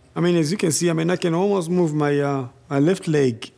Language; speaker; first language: English; non-native, local second language; Shona